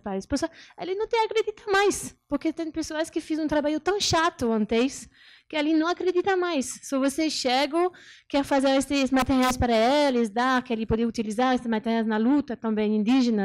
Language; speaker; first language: Portuguese; non-native, learner; French